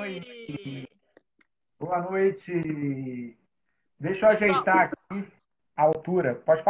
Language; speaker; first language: Portuguese; native; Portuguese